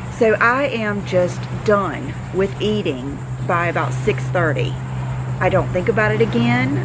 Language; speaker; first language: English; native; English